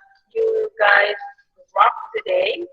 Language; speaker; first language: English; non-native, fluent; Indonesian